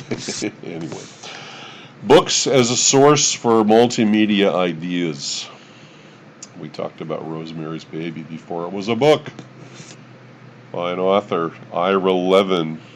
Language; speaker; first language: English; native; English